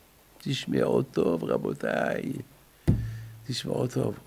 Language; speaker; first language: Hebrew; non-native, fluent; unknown